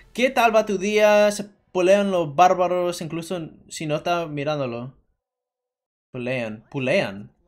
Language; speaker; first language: Spanish; non-native, learner; English